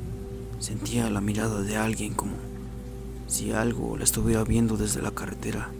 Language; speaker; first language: Spanish; native; Spanish